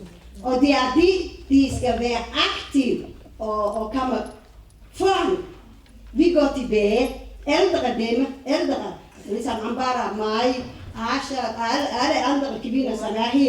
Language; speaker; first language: Danish; non-native, fluent; Somali